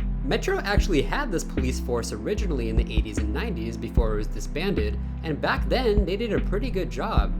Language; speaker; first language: English; native; English